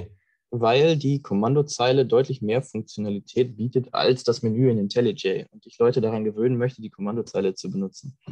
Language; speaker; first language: German; native; German